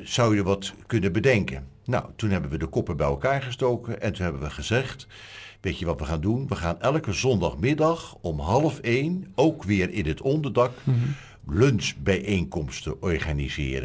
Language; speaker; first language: Dutch; native; Dutch